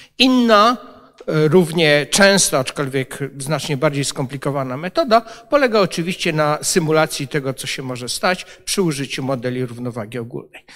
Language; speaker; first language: Polish; native; Polish